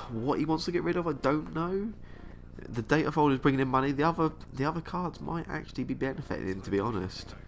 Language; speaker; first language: English; native; English